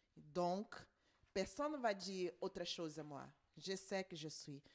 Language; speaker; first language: French; non-native, learner; Portuguese